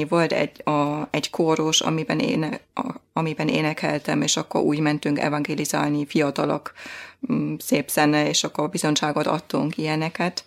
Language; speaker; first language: Hungarian; non-native, fluent; German